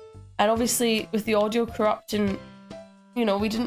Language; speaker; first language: English; native; English